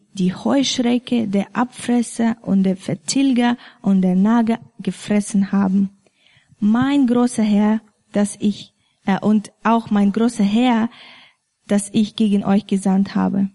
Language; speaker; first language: German; non-native, fluent; Russian